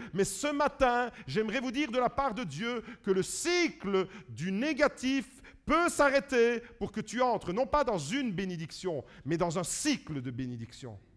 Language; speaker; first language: French; early bilingual, other home language; Italian